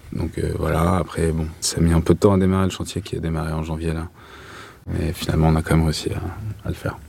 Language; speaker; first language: French; native; French